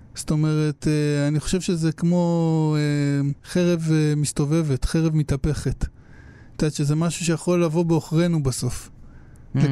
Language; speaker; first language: Hebrew; native; Hebrew